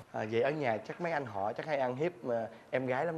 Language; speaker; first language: Vietnamese; native; Vietnamese